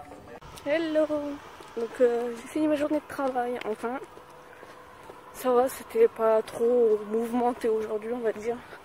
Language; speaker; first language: French; native; French